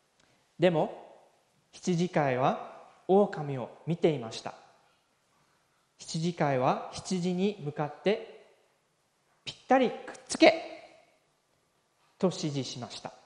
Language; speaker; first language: Japanese; non-native, fluent; English